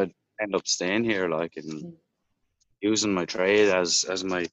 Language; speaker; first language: English; native; English